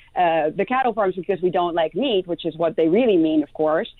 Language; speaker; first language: English; non-native, fluent; Dutch